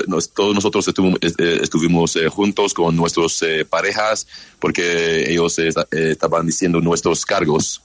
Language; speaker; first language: Spanish; non-native, learner; English